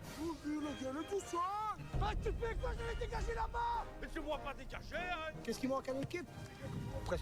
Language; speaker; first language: French; native; French